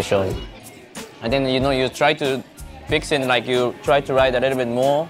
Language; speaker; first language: English; non-native, learner; Japanese